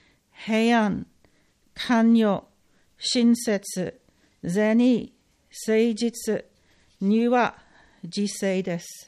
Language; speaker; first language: Japanese; non-native, fluent; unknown